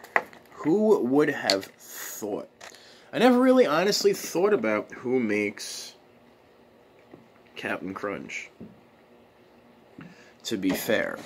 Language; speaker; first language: English; native; English